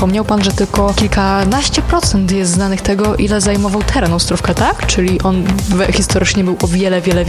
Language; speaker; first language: Polish; native; Polish